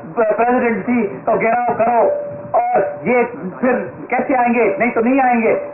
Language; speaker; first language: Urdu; non-native, local second language; Sindhi